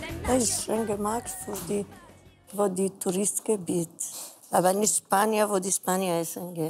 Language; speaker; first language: German; non-native, learner; Spanish